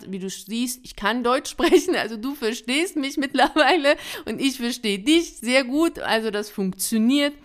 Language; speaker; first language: German; early bilingual, other home language; Persian